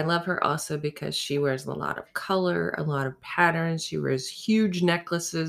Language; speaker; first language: English; native; English